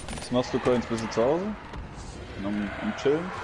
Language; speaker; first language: German; native; German